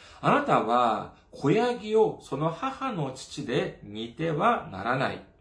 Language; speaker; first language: Japanese; non-native, fluent; Korean